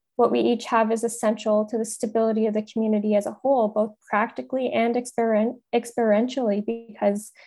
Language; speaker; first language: English; native; English